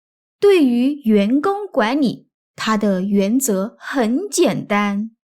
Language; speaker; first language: Chinese; native; Chinese